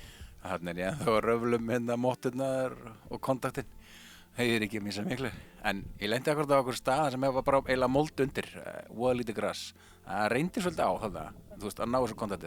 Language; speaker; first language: Icelandic; native; Icelandic